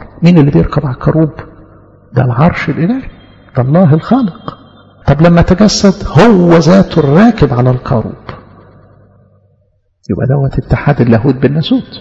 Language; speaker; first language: Arabic; native; Arabic